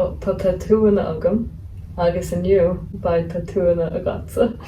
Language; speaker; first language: Irish; non-native, local second language; English